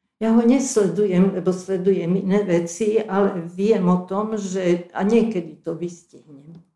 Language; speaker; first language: Slovak; non-native, local second language; Hungarian